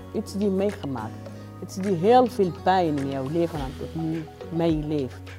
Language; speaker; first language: Dutch; non-native, learner; Arabic